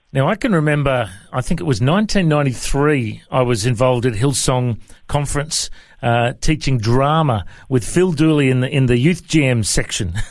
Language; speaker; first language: English; native; English